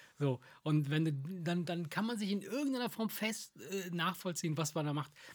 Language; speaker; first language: German; early bilingual, other home language; Italian